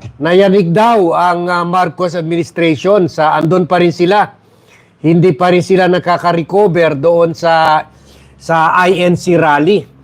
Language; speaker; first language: Filipino; native; Filipino